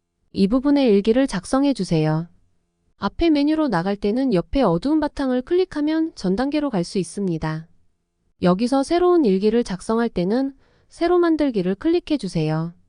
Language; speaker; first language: Korean; native; Korean